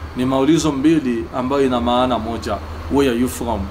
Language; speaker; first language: English; non-native, fluent; Rundi